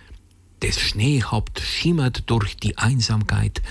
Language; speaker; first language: German; native; German